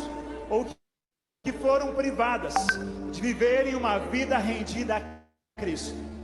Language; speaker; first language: Portuguese; native; Portuguese